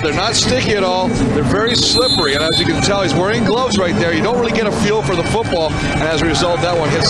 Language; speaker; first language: English; native; English